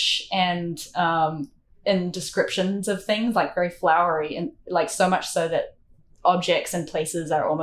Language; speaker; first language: English; native; English